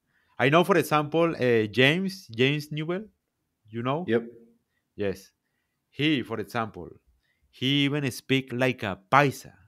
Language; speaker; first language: English; non-native, learner; Spanish